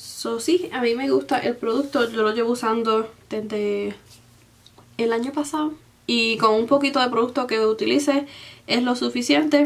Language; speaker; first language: Spanish; early bilingual, heritage; Spanish